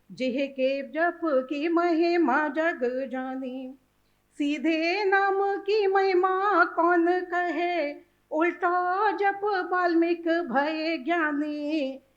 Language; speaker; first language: Hindi; native; Hindi